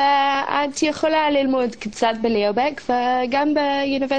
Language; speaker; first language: Hebrew; non-native, learner; English